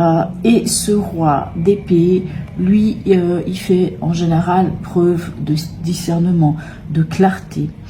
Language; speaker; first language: French; native; French